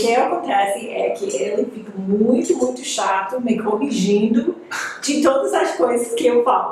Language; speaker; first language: Portuguese; non-native, fluent; English